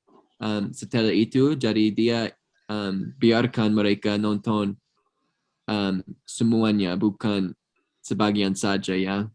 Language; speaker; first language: Indonesian; non-native, fluent; English